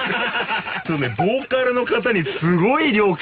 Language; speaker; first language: Japanese; native; Japanese